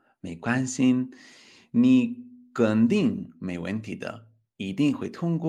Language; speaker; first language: Chinese; non-native, fluent; Spanish